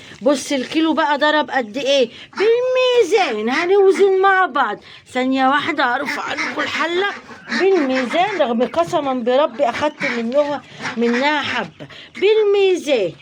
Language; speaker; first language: Arabic; native; Arabic